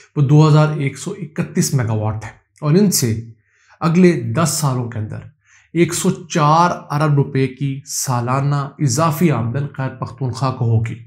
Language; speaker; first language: Urdu; native; Urdu